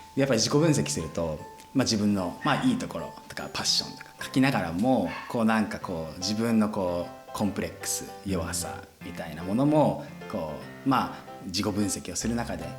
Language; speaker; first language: Japanese; native; Japanese